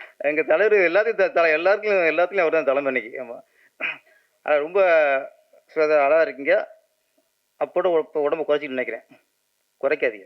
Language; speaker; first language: Tamil; native; Tamil